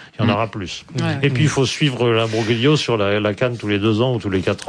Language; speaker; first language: French; native; French